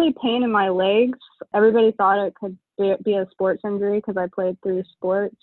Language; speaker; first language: English; native; English